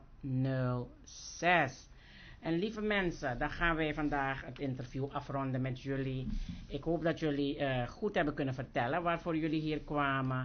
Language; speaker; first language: Dutch; native; Dutch